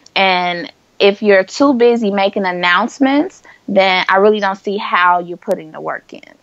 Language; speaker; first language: English; native; English